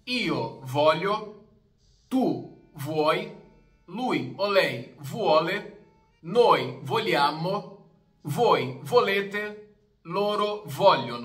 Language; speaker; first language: Italian; non-native, fluent; Portuguese